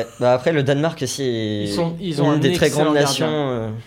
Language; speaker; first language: French; native; French